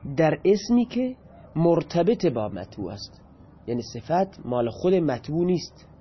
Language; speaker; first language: Persian; non-native, local second language; Baluchi